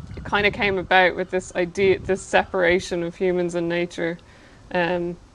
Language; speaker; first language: English; native; English